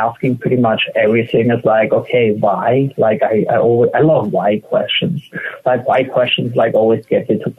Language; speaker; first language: English; non-native, fluent; German